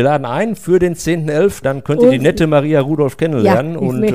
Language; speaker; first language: German; native; German